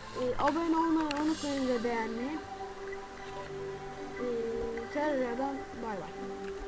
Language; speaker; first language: Turkish; native; Turkish